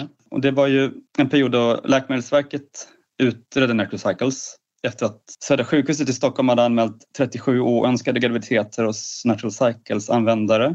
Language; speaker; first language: Swedish; native; Swedish